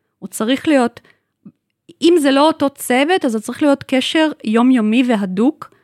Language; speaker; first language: Hebrew; non-native, fluent; Russian